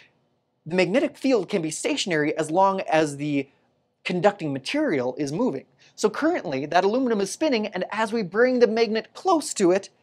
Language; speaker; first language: English; native; English